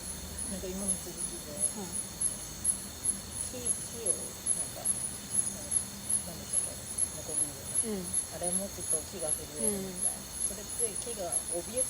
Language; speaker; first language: Japanese; native; Japanese